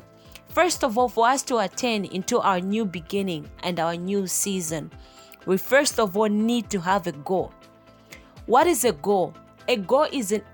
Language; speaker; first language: English; non-native, local second language; Nyanja